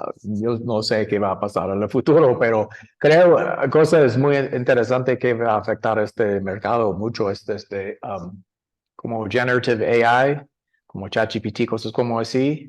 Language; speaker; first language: Spanish; non-native, learner; English